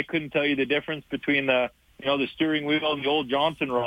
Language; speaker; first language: English; native; English